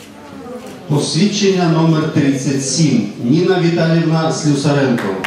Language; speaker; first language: Ukrainian; native; Ukrainian